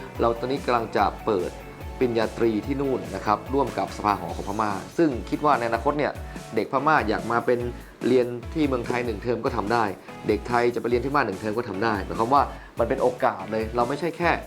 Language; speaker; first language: Thai; native; Thai